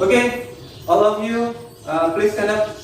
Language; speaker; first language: English; non-native, learner; Indonesian